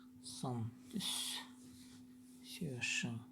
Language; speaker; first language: Chinese; non-native, learner; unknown